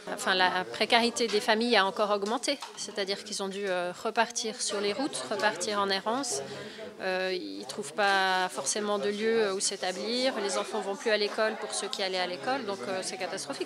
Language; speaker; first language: French; native; French